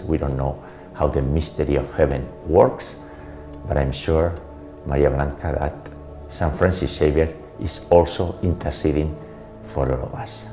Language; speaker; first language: English; non-native, fluent; Spanish